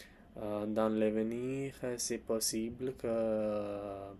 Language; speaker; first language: French; non-native, learner; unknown